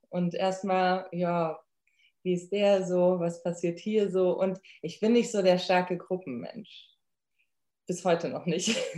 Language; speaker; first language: German; early bilingual, other home language; Polish